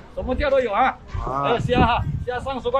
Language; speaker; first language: Chinese; native; Chinese